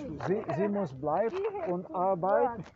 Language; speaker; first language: German; non-native, learner; Slovenian